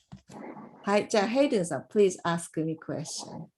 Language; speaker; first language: Japanese; non-native, fluent; English